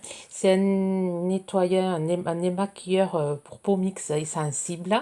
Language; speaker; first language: French; native; French